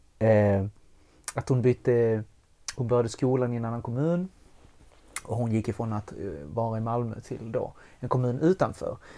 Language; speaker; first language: Swedish; early bilingual, other home language; Spanish